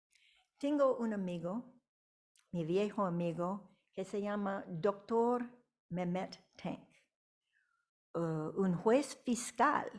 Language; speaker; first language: Spanish; non-native, fluent; English